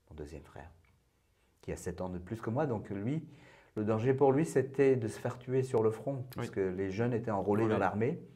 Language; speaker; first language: French; non-native, fluent; Persian